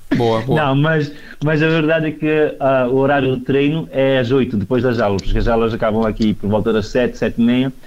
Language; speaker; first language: Portuguese; non-native, local second language; Kabuverdianu